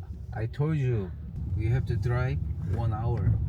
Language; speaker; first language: English; non-native, learner; Korean